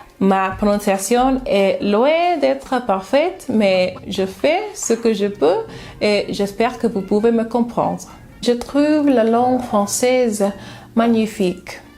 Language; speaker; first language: French; non-native, learner; English